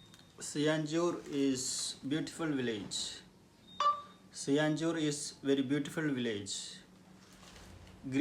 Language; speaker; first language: English; non-native, local second language; Malayalam